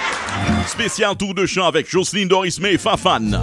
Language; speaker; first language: French; non-native, local second language; Haitian Creole